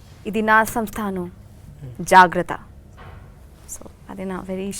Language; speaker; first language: Telugu; non-native, learner; Bangla